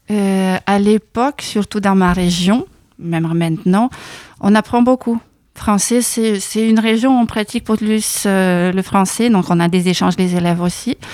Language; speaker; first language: French; non-native, fluent; Lithuanian